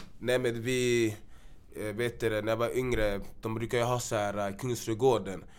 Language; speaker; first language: Swedish; early bilingual, other home language; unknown